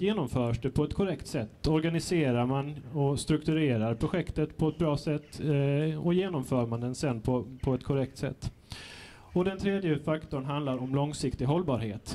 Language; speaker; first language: Swedish; native; Swedish